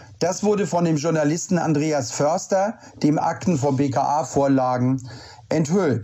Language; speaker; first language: German; native; German